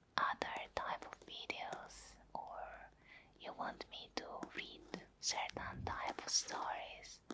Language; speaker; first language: English; non-native, fluent; Italian